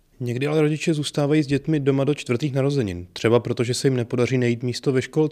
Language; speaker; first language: Czech; native; Czech